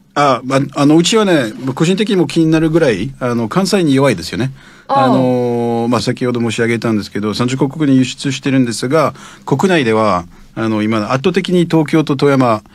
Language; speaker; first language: Japanese; non-native, fluent; French